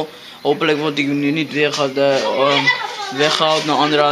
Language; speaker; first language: Dutch; early bilingual, other home language; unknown